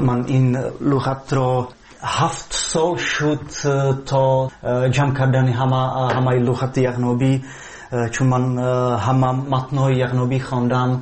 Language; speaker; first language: Persian; non-native, fluent; Czech